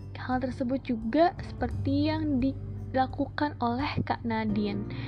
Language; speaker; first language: Indonesian; native; Indonesian